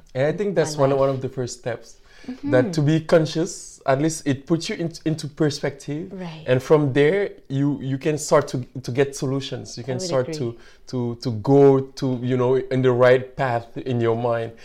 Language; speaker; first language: English; non-native, fluent; Wolof